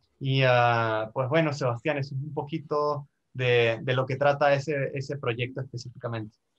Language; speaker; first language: Spanish; native; Spanish